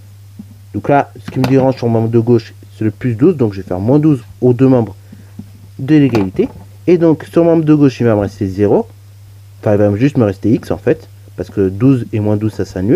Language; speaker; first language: French; native; French